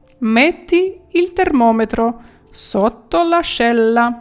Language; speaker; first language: Italian; non-native, fluent; Ukrainian